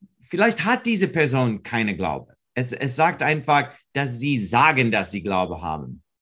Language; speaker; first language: German; non-native, learner; English